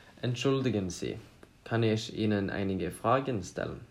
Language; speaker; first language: German; non-native, learner; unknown